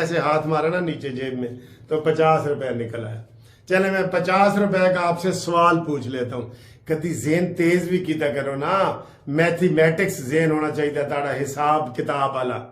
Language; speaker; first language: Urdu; non-native, local second language; Punjabi